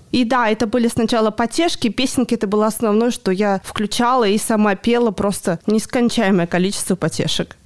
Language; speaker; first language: Russian; native; Russian